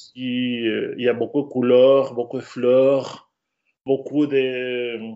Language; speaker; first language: French; non-native, fluent; Spanish